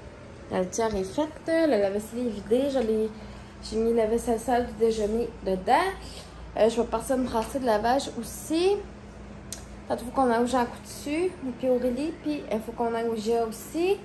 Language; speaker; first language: French; native; French